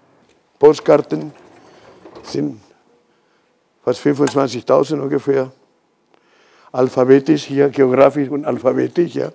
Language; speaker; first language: German; non-native, fluent; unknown